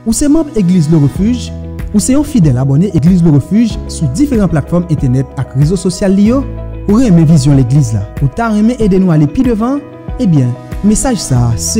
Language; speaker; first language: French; non-native, local second language; Haitian Creole